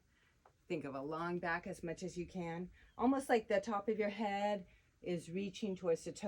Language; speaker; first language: English; native; English